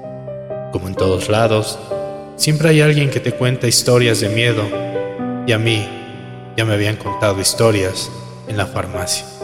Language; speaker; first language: Spanish; native; Spanish